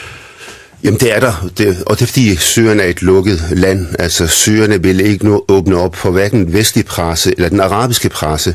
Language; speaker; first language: Danish; early bilingual, other home language; Arabic